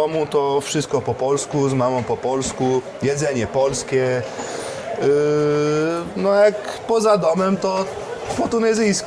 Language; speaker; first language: Polish; early bilingual, heritage; Polish